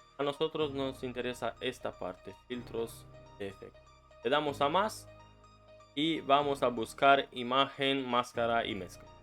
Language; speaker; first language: Spanish; non-native, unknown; Romanian